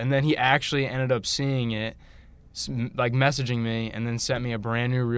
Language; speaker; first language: English; native; English